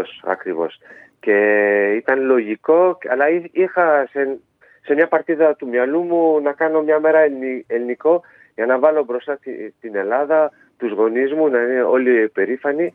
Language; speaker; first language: Greek; early bilingual, heritage; Greek